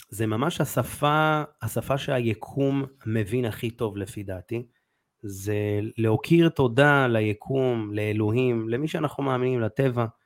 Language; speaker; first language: Hebrew; native; Hebrew